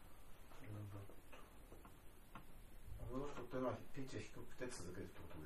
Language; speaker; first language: Japanese; native; Japanese